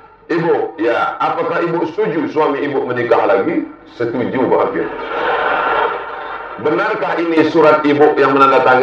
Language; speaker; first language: Indonesian; non-native, local second language; Malay